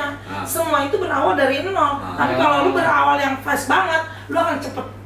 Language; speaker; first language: Indonesian; native; Indonesian